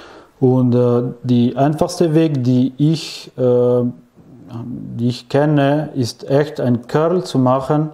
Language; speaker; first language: German; non-native, fluent; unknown